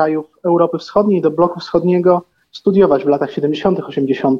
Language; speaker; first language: Polish; native; Polish